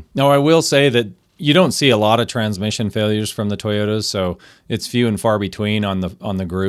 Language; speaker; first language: English; native; English